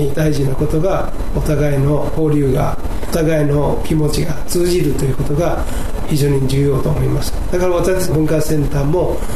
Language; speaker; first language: Japanese; non-native, fluent; Chinese